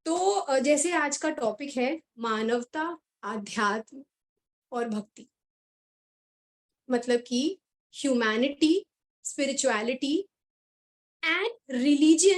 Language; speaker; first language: Hindi; native; Hindi